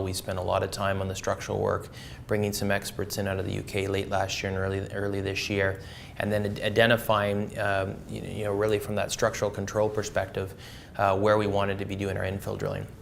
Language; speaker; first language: English; native; English